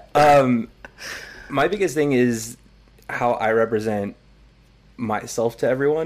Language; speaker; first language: English; native; English